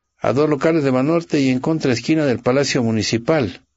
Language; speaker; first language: Spanish; native; Spanish